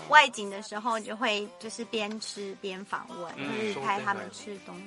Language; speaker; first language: Chinese; native; Chinese